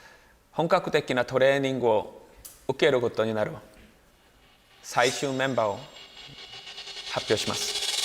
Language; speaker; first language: Japanese; non-native, fluent; Korean